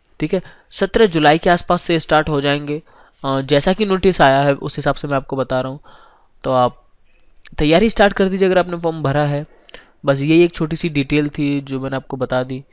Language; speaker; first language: Hindi; native; Hindi